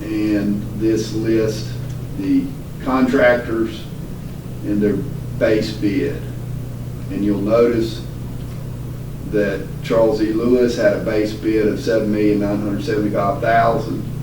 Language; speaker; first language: English; native; English